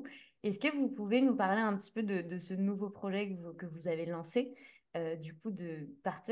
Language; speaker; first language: French; native; French